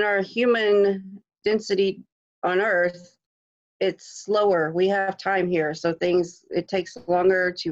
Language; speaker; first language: English; native; English